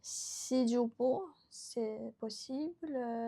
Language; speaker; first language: French; non-native, learner; Japanese